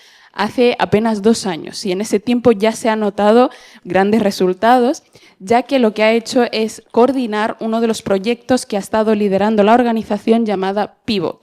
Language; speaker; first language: Spanish; native; Spanish